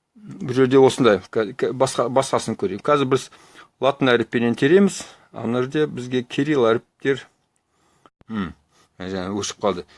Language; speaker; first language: Kazakh; native; Kazakh